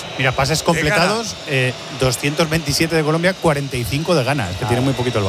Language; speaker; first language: Spanish; native; Spanish